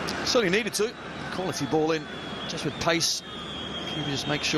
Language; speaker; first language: English; native; English